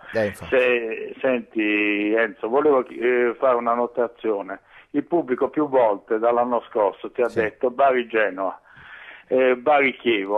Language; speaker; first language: Italian; native; Italian